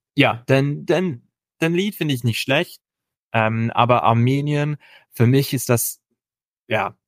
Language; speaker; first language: German; non-native, fluent; English